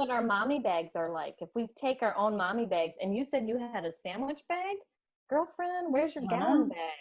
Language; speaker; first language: English; native; English